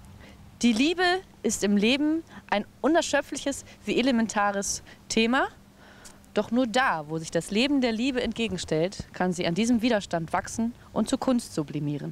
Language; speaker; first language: German; native; German